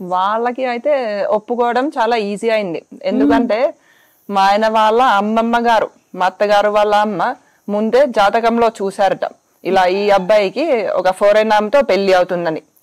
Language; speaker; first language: Telugu; non-native, fluent; Finnish